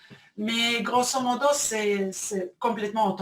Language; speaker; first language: French; non-native, fluent; Russian